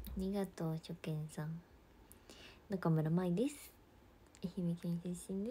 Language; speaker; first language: Japanese; native; Japanese